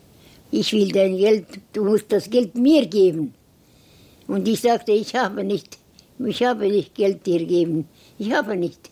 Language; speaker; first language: German; non-native, learner; Estonian